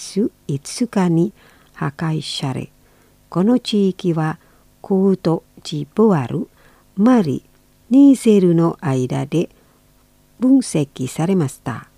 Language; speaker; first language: Japanese; non-native, fluent; Indonesian